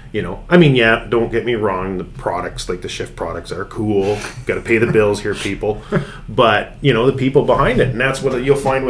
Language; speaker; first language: English; native; English